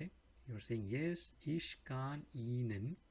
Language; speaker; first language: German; non-native, learner; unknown